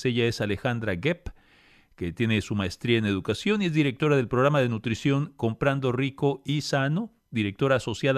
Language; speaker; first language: Spanish; native; Spanish